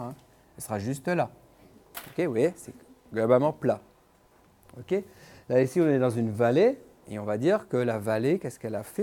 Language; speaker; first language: French; native; French